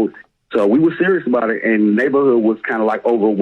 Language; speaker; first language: English; native; English